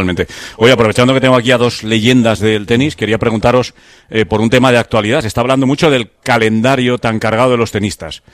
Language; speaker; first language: Spanish; native; Spanish